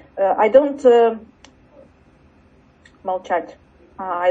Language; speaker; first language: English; non-native, learner; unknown